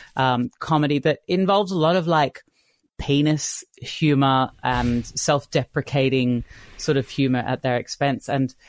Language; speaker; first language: English; native; English